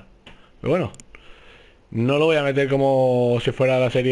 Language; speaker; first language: Spanish; native; Spanish